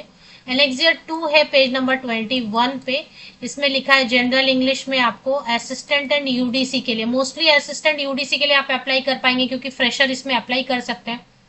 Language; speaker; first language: Hindi; native; Hindi